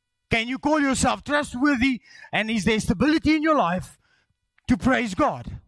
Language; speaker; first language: English; non-native, local second language; Afrikaans